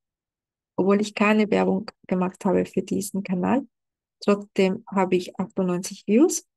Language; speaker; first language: German; non-native, fluent; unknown